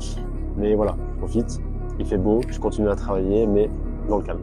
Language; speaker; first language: French; native; French